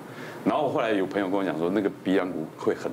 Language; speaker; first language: Chinese; native; Chinese